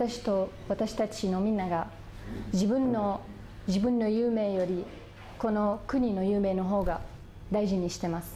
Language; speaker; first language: Japanese; non-native, fluent; Arabic